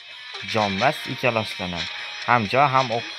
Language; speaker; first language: Turkish; non-native, learner; Uzbek